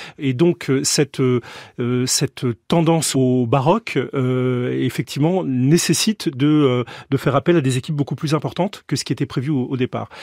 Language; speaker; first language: French; native; French